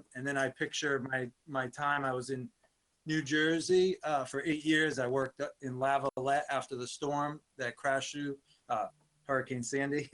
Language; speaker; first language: English; native; English